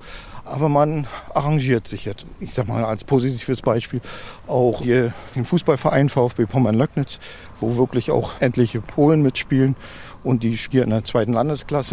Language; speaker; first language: German; native; German